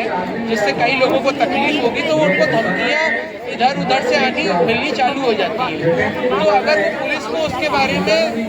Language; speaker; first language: Hindi; native; Hindi